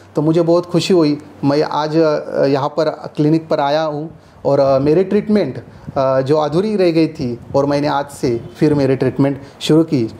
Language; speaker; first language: Hindi; non-native, local second language; Marathi